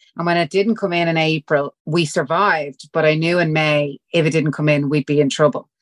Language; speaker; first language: English; native; English